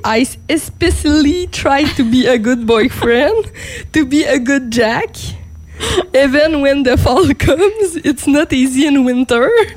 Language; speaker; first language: English; non-native, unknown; French